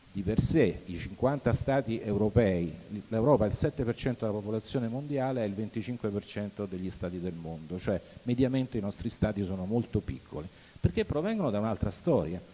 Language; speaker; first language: Italian; native; Italian